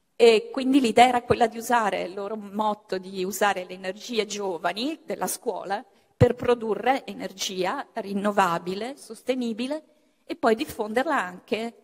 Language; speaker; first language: Italian; native; Italian